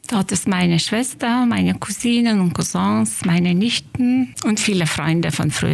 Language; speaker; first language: German; non-native, fluent; Lithuanian